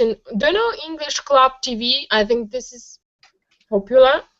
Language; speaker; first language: English; non-native, learner; Russian